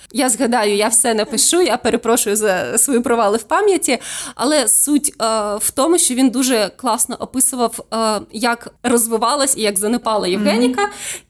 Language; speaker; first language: Ukrainian; native; Ukrainian